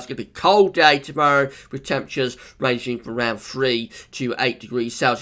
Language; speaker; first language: English; native; English